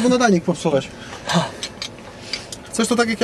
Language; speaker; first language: Polish; native; Polish